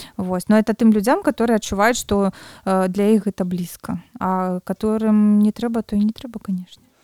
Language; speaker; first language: Belarusian; non-native, local second language; Russian